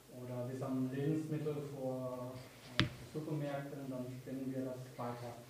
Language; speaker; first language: German; non-native, learner; Vietnamese